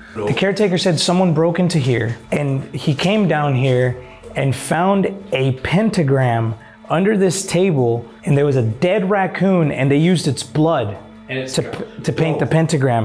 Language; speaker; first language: English; early bilingual, other home language; Spanish